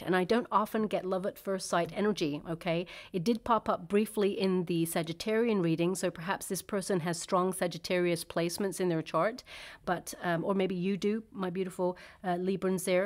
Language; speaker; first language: English; native; English